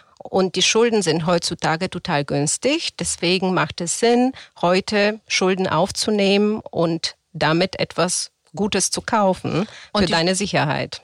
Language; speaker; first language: German; non-native, fluent; Bulgarian